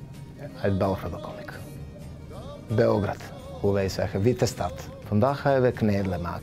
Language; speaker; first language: Dutch; non-native, fluent; Serbian